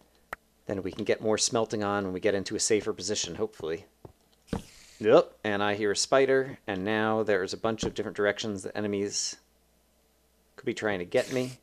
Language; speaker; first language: English; native; English